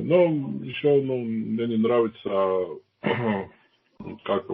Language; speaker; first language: Russian; non-native, fluent; Georgian